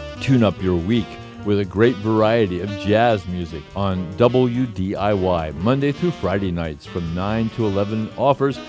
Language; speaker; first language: English; native; English